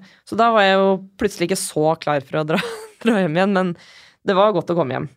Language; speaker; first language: Norwegian; early bilingual, other home language; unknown